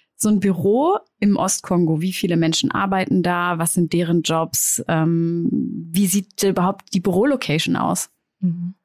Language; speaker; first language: German; native; German